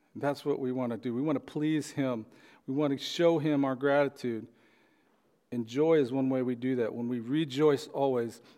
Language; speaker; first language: English; native; English